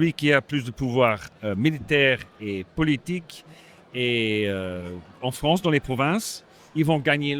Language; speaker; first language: French; non-native, local second language; Dutch